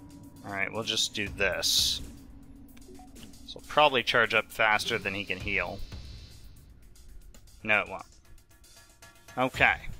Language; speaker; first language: English; native; English